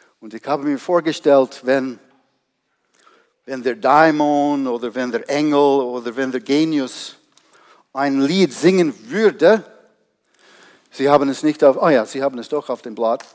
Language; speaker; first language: German; non-native, fluent; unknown